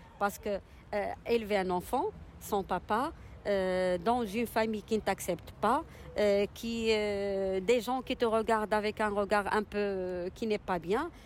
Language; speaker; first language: French; non-native, local second language; Arabic